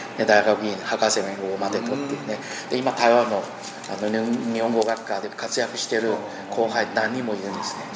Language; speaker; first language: Japanese; non-native, fluent; Chinese